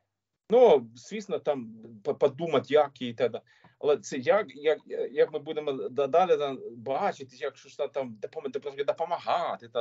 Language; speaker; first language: Ukrainian; non-native, learner; Swedish